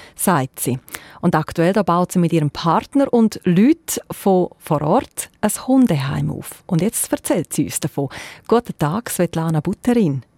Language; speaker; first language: German; native; German